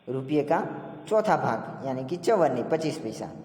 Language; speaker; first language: Hindi; non-native, local second language; Gujarati